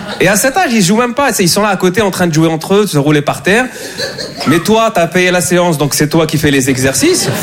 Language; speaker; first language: French; native; French